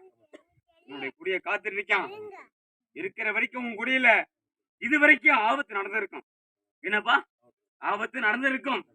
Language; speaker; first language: Tamil; native; Tamil